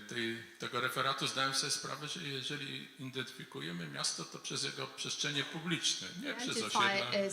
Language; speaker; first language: Polish; native; Polish